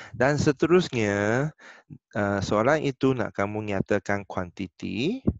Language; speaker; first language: Malay; non-native, local second language; Chinese